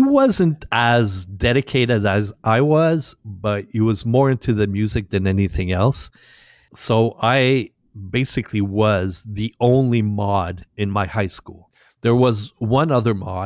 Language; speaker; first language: English; non-native, fluent; French